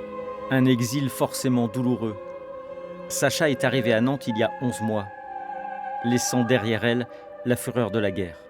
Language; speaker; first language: French; native; French